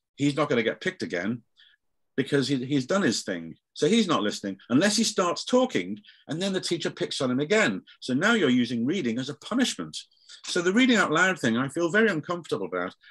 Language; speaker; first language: English; native; English